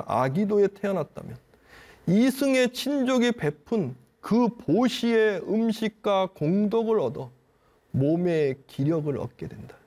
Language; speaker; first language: Korean; native; Korean